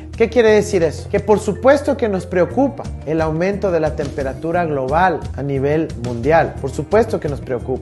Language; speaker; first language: Spanish; native; Spanish